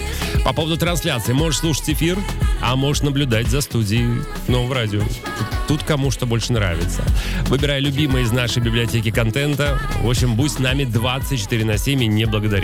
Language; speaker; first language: Russian; native; Russian